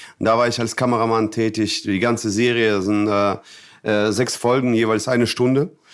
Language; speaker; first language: German; non-native, fluent; Russian